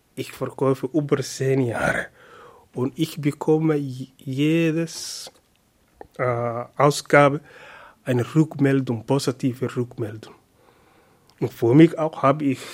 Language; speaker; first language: German; non-native, learner; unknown